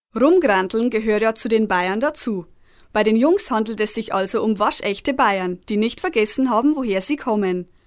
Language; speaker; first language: German; native; German